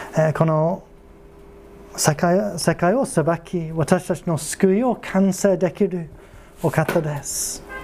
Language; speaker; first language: Japanese; non-native, fluent; English